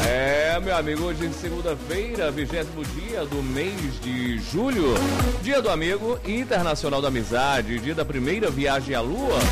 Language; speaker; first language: Portuguese; native; Portuguese